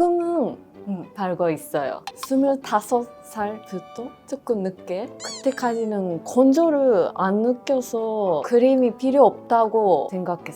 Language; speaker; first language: Korean; non-native, learner; Japanese